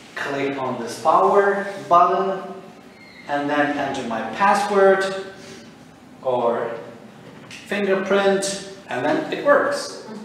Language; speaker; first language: English; non-native, fluent; Turkish